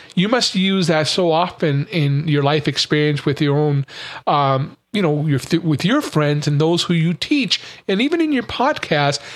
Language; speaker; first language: English; native; English